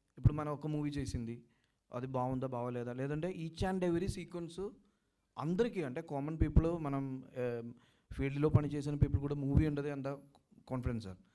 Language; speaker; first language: Telugu; non-native, learner; Malayalam